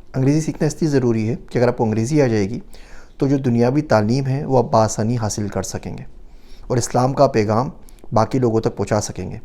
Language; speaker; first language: Urdu; native; Urdu